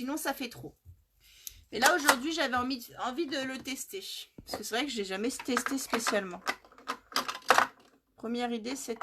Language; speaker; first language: French; native; French